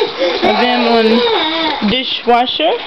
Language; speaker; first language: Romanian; early bilingual, heritage; Romanian